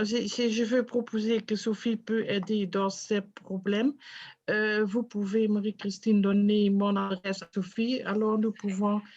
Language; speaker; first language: French; non-native, fluent; Dutch